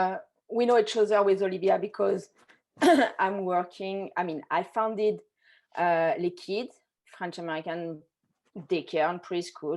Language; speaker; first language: English; non-native, fluent; French